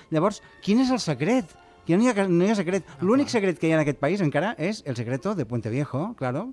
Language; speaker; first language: Catalan; native; Catalan